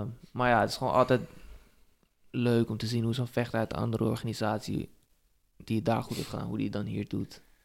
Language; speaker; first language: Dutch; native; Dutch